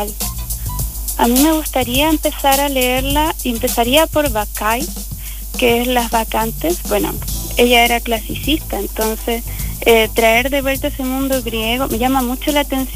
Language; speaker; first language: Spanish; native; Spanish